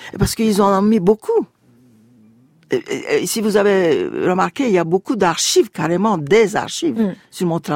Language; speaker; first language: French; non-native, fluent; Turkish